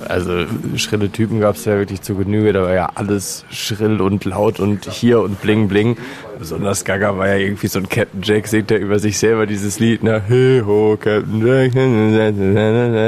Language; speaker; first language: German; native; German